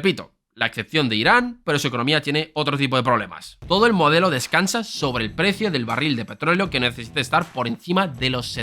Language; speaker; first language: Spanish; native; Spanish